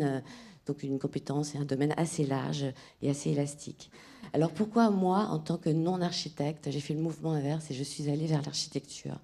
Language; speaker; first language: French; native; French